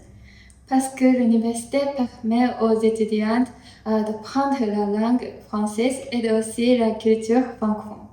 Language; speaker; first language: French; non-native, learner; Japanese